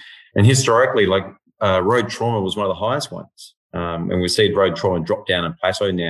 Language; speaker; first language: English; native; English